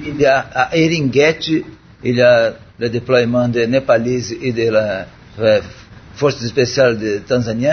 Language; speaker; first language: French; non-native, learner; Portuguese